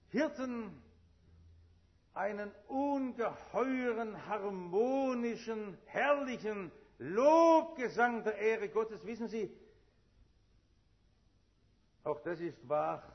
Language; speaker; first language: German; native; German